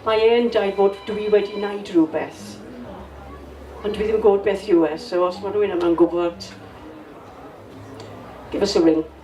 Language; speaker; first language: Welsh; non-native, local second language; English